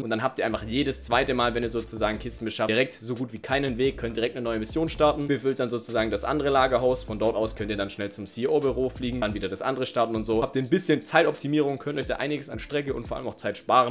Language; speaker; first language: German; native; German